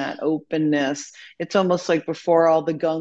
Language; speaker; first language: English; native; English